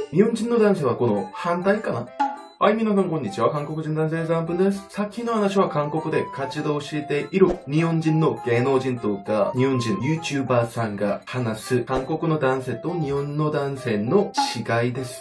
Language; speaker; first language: Japanese; non-native, fluent; Korean